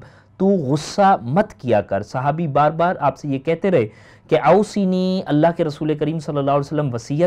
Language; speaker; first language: Urdu; native; Urdu